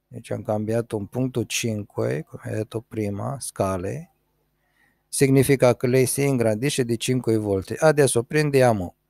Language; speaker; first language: Italian; non-native, learner; Romanian